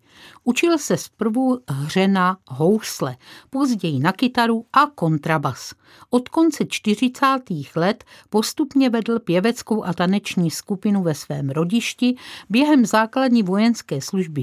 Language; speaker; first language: Czech; native; Czech